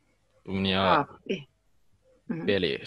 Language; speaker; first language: Russian; non-native, learner; Finnish